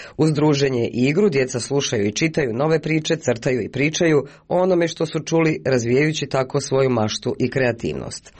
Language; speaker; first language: Croatian; native; Croatian